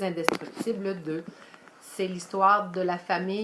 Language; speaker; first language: French; native; French